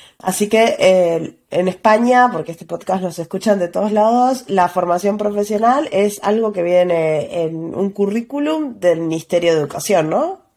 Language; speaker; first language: Spanish; native; Spanish